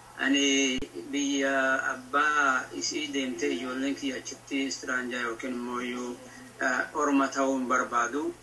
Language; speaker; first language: Oromo; native; Oromo